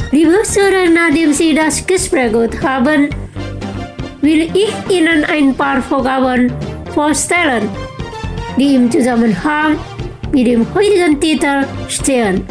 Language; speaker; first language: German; non-native, fluent; Indonesian